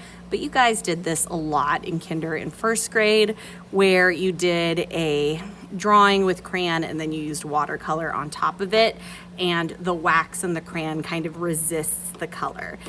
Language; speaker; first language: English; native; English